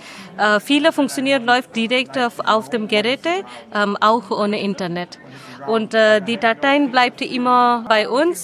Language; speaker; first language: German; non-native, learner; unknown